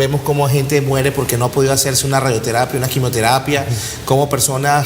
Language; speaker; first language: Spanish; native; Spanish